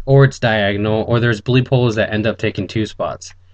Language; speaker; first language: English; early bilingual, other home language; Spanish